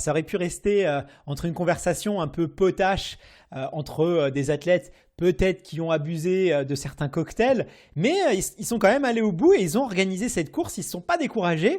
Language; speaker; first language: French; native; French